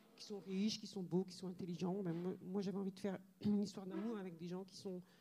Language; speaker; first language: French; native; French